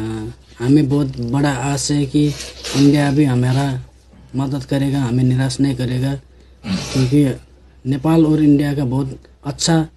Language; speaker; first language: Hindi; non-native, learner; Nepali